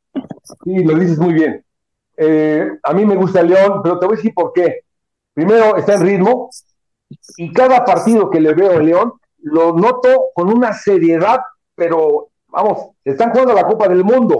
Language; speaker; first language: Spanish; native; Spanish